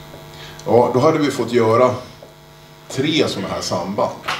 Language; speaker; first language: Swedish; native; Swedish